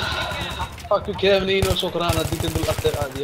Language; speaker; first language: Arabic; native; Arabic